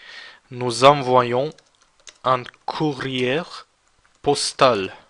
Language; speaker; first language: French; non-native, fluent; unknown